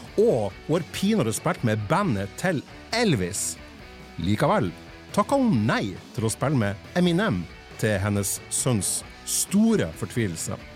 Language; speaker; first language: Norwegian; native; Norwegian